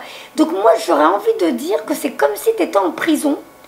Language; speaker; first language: French; native; French